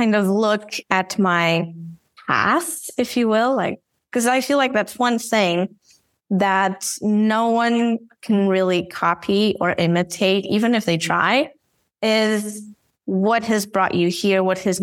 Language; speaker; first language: English; non-native, fluent; Portuguese